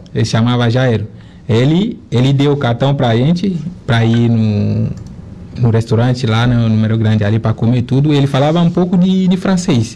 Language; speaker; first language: Portuguese; non-native, fluent; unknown